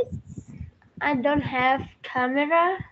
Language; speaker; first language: English; non-native, learner; Vietnamese